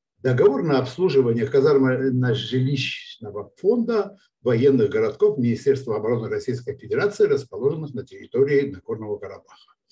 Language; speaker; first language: Russian; non-native, local second language; Georgian